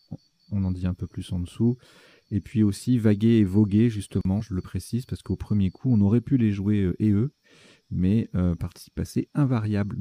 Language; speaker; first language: French; native; French